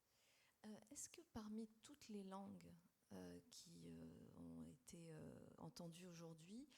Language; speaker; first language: French; native; French